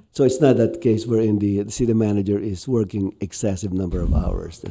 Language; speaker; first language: English; non-native, local second language; Filipino